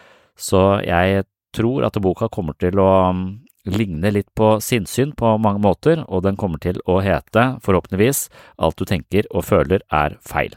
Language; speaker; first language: Norwegian; native; Norwegian